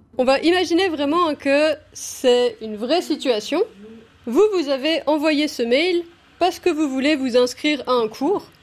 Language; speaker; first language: French; native; French